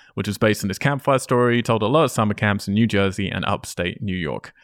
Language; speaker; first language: English; native; English